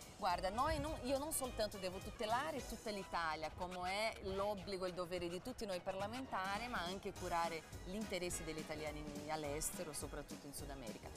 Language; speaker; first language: Italian; non-native, fluent; Portuguese